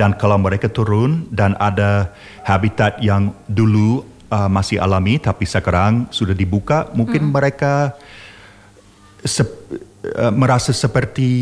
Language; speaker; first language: Indonesian; non-native, learner; English